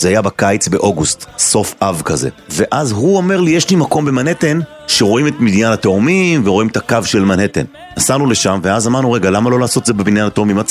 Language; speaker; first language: Hebrew; native; Hebrew